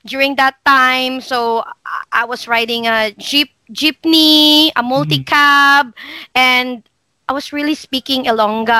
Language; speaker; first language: English; non-native, local second language; Hiligaynon